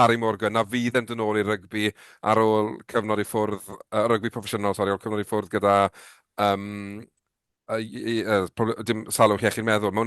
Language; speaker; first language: Welsh; native; Welsh